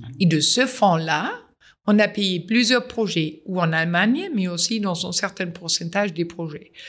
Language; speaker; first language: French; non-native, fluent; German